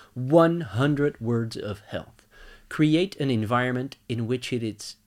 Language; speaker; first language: English; non-native, fluent; Dutch